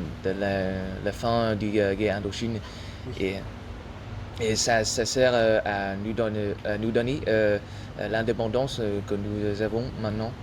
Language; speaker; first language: French; non-native, learner; Vietnamese